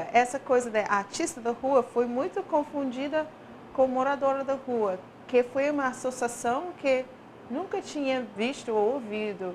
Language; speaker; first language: Portuguese; non-native, fluent; English